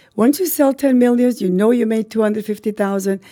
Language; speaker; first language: English; non-native, fluent; Macedonian